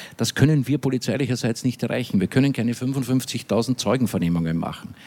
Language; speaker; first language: German; native; German